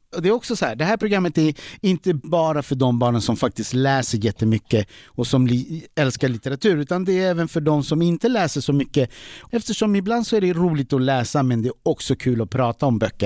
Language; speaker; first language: Swedish; native; Swedish